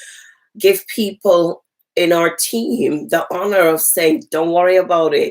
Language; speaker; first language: English; native; English